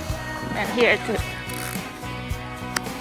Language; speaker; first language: English; non-native, learner; Korean